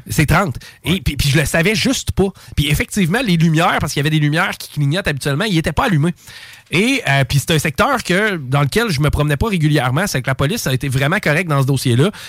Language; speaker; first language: French; native; French